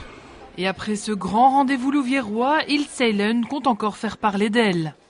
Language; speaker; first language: French; native; French